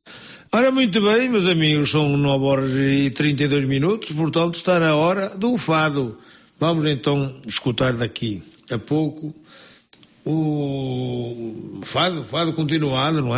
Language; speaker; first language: Portuguese; native; Portuguese